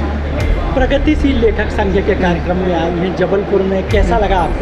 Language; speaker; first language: Hindi; native; Hindi